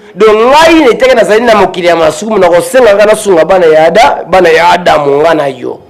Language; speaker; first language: Lingala; non-native, local second language; Kongo